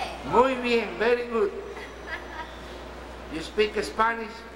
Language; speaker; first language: English; non-native, learner; Spanish